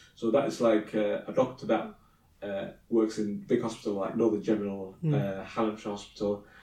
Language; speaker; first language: English; early bilingual, other home language; Somali